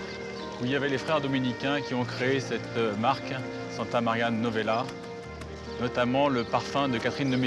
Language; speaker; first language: French; native; French